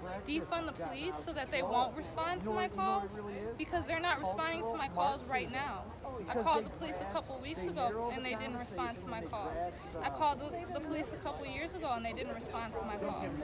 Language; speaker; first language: English; native; English